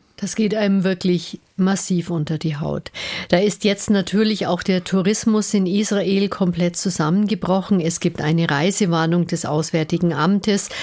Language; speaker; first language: German; native; German